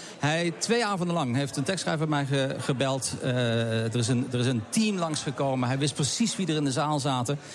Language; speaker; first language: Dutch; native; Dutch